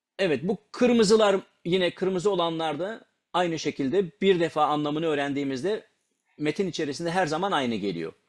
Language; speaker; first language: Turkish; non-native, local second language; Kurdish